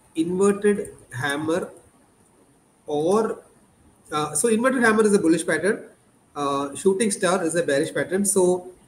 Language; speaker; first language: English; non-native, local second language; Malayalam